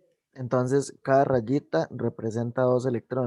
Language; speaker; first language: Spanish; native; Spanish